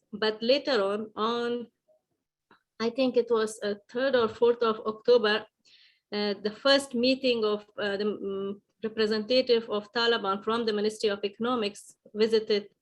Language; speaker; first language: English; non-native, fluent; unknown